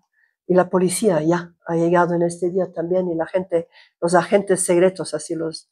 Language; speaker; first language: Spanish; non-native, fluent; Croatian